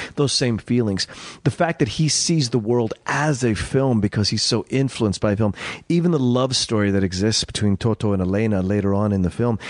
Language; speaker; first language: English; early bilingual, other home language; Spanish